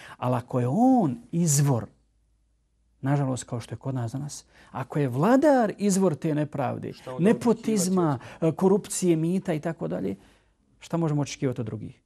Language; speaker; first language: Bosnian; native; Bosnian